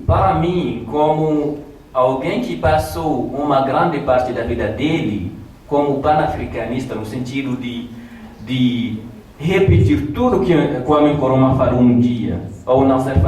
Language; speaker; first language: Portuguese; non-native, fluent; Tamasheq